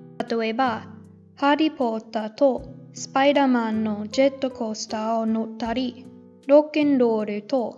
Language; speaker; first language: Japanese; non-native, learner; English